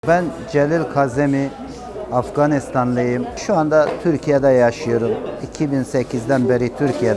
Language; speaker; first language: Turkish; non-native, learner; Persian